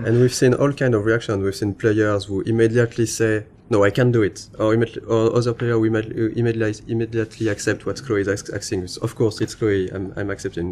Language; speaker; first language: English; non-native, fluent; French